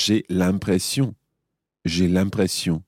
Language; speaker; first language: French; non-native, fluent; English